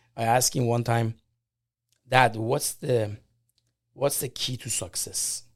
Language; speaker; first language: English; non-native, fluent; Persian